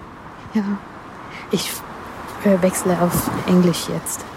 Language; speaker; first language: German; non-native, learner; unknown